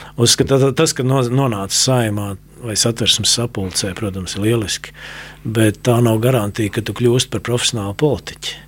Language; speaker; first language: Latvian; native; Latvian